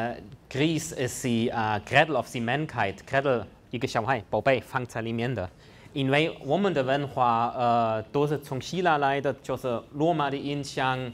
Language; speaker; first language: Chinese; non-native, fluent; German